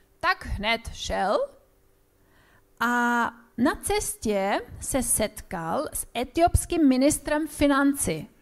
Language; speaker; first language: Czech; non-native, fluent; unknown